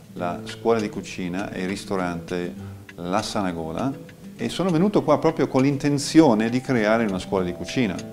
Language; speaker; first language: Italian; non-native, fluent; English